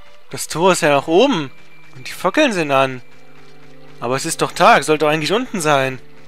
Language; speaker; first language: German; native; German